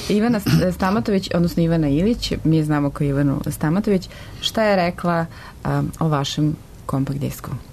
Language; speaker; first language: Serbian; native; Serbian